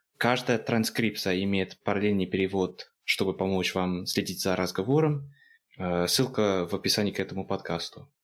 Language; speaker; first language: Russian; non-native, fluent; English